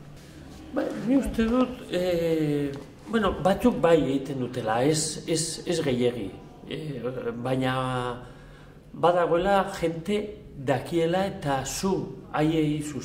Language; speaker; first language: Basque; non-native, local second language; Spanish